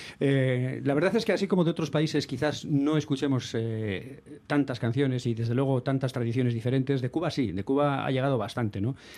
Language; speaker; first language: Spanish; native; Spanish